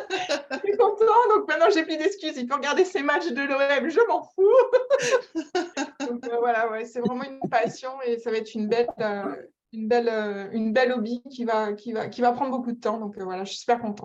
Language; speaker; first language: French; native; French